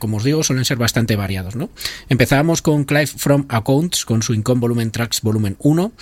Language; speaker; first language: Spanish; native; Spanish